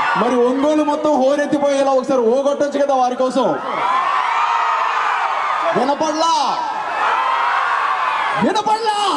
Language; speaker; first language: Telugu; native; Telugu